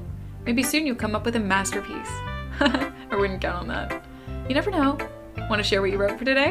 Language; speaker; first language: English; native; English